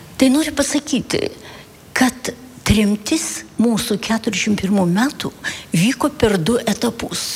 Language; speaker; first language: Lithuanian; early bilingual, heritage; Lithuanian